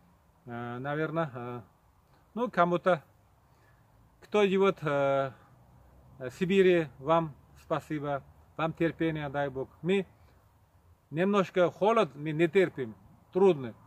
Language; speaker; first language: Russian; non-native, local second language; Uzbek